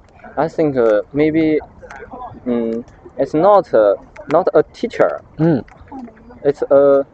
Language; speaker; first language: English; non-native, learner; Chinese